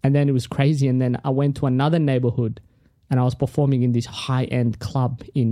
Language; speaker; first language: English; non-native, local second language; Tigrinya